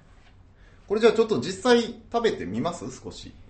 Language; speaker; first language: Japanese; native; Japanese